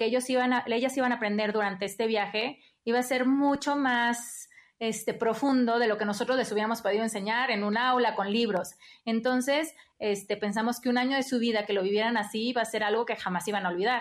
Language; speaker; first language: Spanish; native; Spanish